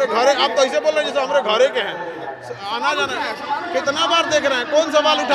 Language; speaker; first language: Hindi; non-native, local second language; Bhojpuri